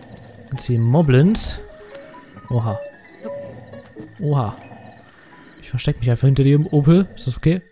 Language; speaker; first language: German; native; German